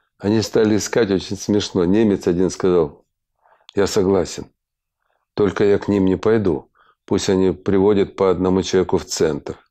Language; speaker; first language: Russian; native; Russian